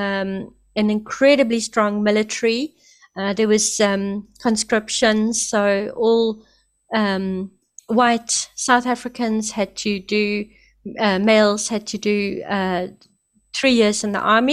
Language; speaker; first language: English; native; English